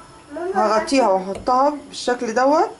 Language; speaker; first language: Arabic; native; Arabic